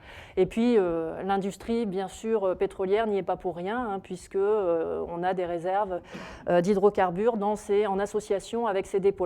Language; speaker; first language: French; native; French